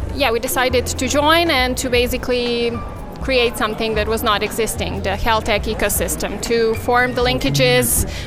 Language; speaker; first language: English; non-native, fluent; Serbian